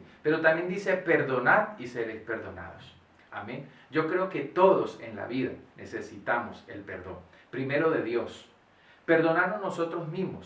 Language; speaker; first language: Spanish; native; Spanish